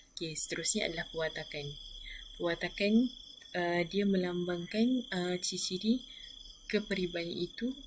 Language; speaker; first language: Malay; native; Malay